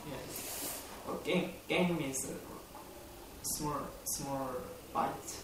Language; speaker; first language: English; non-native, learner; Korean